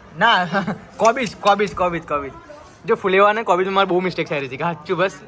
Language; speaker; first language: Gujarati; native; Gujarati